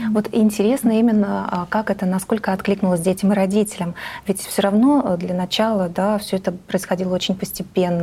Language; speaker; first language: Russian; native; Russian